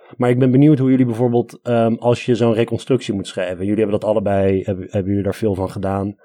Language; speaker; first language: Dutch; early bilingual, other home language; Armenian